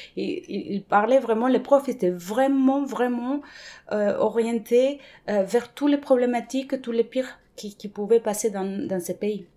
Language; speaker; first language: French; non-native, fluent; Spanish